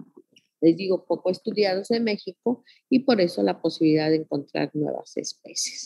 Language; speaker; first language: Spanish; native; Spanish